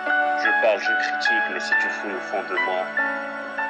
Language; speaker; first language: French; non-native, local second language; Arabic